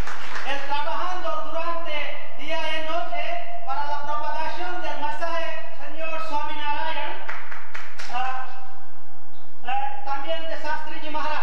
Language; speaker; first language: Spanish; non-native, learner; Gujarati